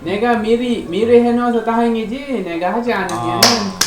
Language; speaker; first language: Korean; non-native, fluent; Malay